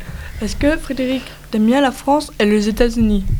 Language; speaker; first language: French; native; French